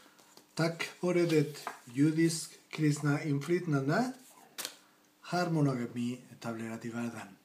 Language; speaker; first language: Swedish; non-native, fluent; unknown